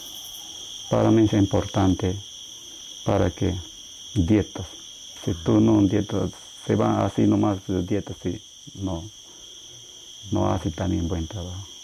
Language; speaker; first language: Spanish; non-native, local second language; Shipibo-Conibo